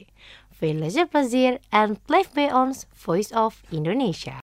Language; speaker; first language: Dutch; non-native, learner; Indonesian